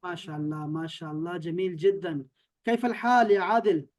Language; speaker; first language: Arabic; non-native, fluent; Urdu